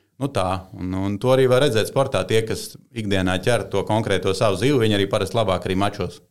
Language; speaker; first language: Latvian; native; Latvian